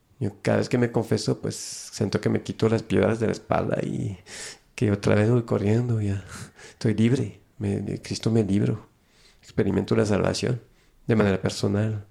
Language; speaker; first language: Spanish; non-native, fluent; French